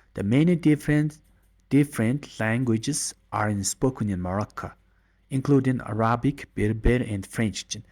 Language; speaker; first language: English; non-native, learner; Mongolian